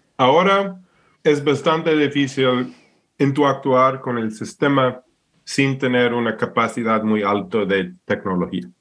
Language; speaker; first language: Spanish; non-native, fluent; English